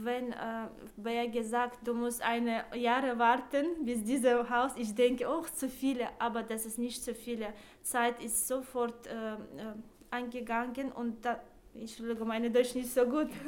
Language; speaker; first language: German; non-native, learner; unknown